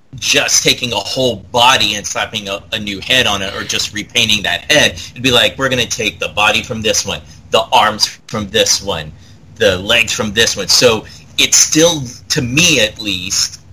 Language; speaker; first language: English; native; English